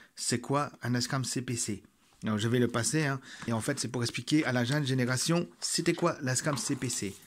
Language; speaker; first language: French; native; French